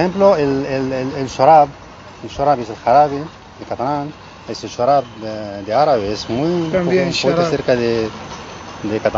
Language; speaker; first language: Spanish; non-native, learner; Arabic